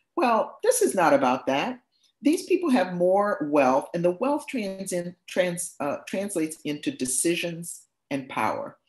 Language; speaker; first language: English; native; English